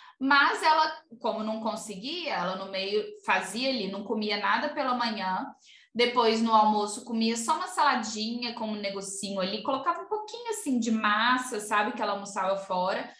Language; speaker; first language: Portuguese; native; Portuguese